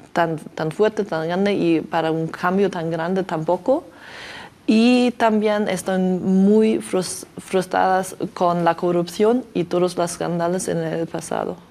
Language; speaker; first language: Spanish; non-native, learner; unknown